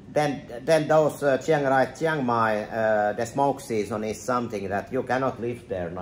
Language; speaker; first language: English; non-native, fluent; Finnish